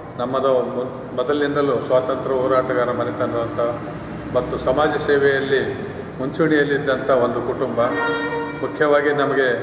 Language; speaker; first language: Kannada; native; Kannada